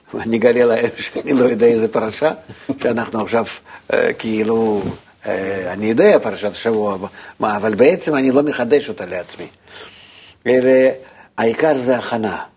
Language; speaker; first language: Hebrew; non-native, fluent; Russian